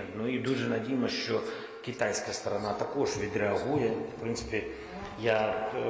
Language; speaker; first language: Ukrainian; non-native, local second language; Russian